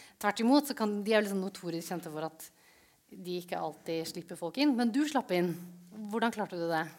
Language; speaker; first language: Norwegian; early bilingual, other home language; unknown